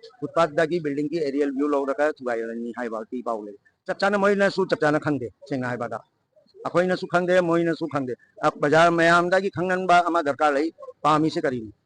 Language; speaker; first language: Manipuri; native; Manipuri